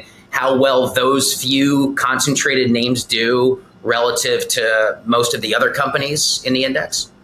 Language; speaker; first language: English; native; English